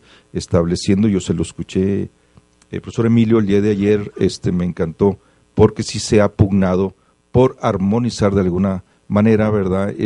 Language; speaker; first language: Spanish; native; Spanish